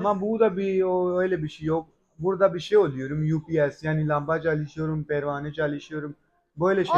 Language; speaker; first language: Turkish; non-native, learner; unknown